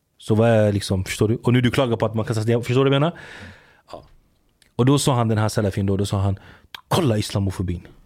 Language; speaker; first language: Swedish; early bilingual, other home language; Arabic